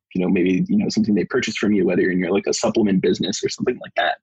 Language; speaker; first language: English; native; English